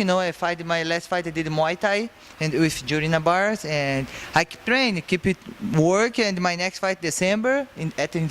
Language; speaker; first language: English; non-native, learner; Portuguese